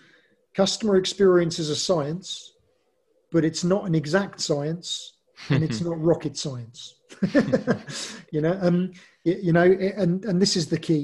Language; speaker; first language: English; native; English